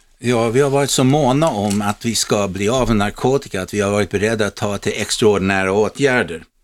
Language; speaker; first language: Swedish; non-native, fluent; English